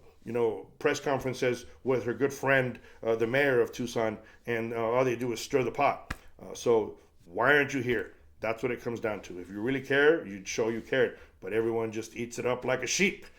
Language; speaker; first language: English; native; English